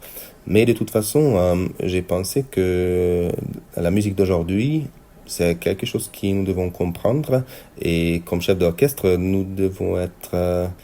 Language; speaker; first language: French; non-native, fluent; Hungarian